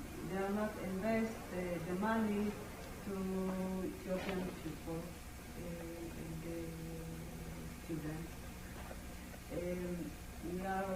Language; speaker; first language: English; non-native, learner; Amharic